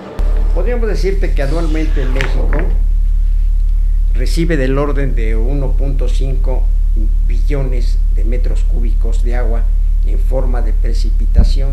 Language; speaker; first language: Spanish; native; Spanish